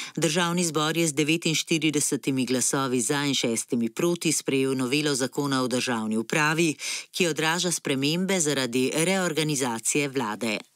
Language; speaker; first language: Slovenian; native; Slovenian